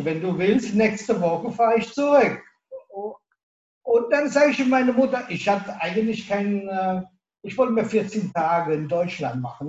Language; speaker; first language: German; non-native, local second language; Italian